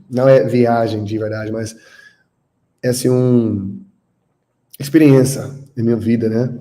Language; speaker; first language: Portuguese; non-native, learner; English